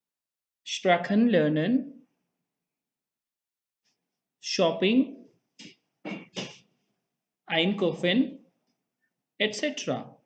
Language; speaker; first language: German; non-native, fluent; Hindi